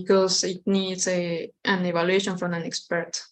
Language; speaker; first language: English; non-native, learner; Spanish